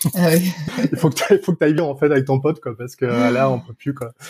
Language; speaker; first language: French; native; French